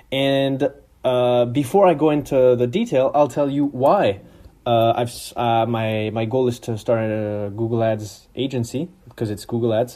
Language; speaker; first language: English; non-native, fluent; French